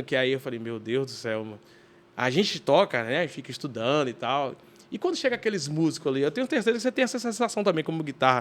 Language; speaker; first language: Portuguese; native; Portuguese